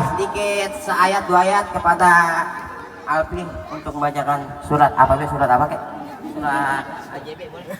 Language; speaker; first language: Indonesian; native; Indonesian